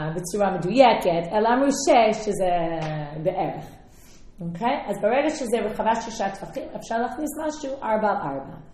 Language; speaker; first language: Hebrew; non-native, fluent; English